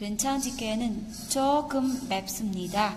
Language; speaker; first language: Korean; non-native, fluent; Vietnamese